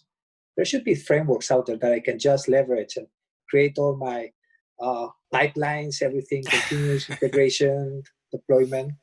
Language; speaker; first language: English; non-native, fluent; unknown